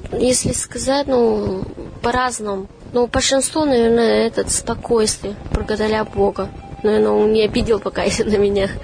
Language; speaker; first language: Russian; non-native, learner; Chinese